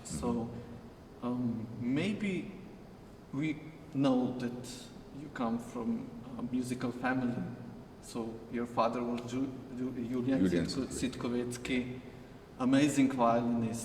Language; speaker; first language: English; non-native, fluent; Slovenian